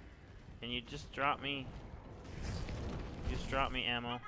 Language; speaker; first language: English; native; English